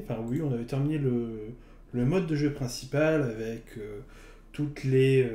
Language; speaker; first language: French; native; French